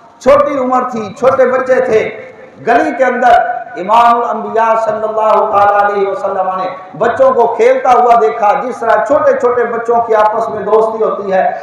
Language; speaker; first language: Urdu; non-native, local second language; Punjabi